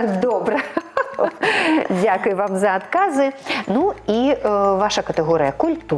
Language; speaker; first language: Belarusian; native; Belarusian